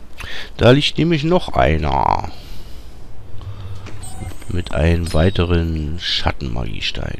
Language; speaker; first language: German; native; German